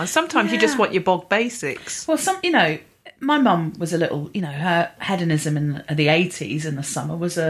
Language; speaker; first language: English; native; English